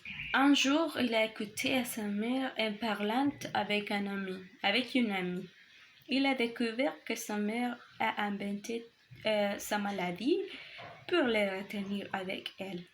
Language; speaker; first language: French; non-native, learner; Spanish